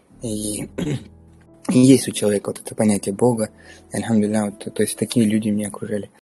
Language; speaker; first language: Russian; early bilingual, other home language; Pashto